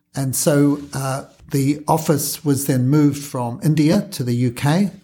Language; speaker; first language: English; native; English